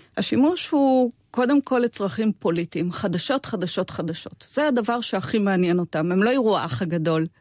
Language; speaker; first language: Hebrew; native; Hebrew